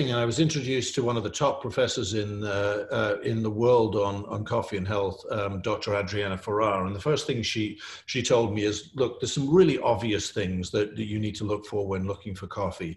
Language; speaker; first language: English; native; English